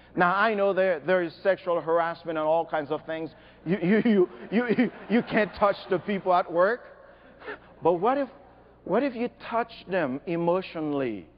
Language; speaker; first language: English; non-native, fluent; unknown